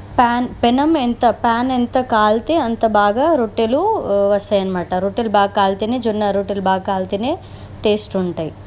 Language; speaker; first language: Telugu; non-native, local second language; Lambadi